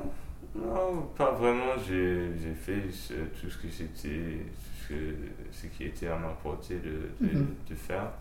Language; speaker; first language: French; early bilingual, heritage; French